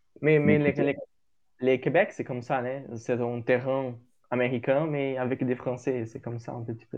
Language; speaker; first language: French; non-native, learner; Portuguese